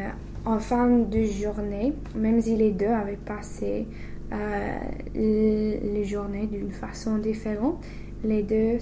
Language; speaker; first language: French; non-native, learner; English